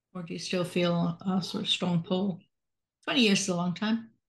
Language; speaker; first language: English; native; English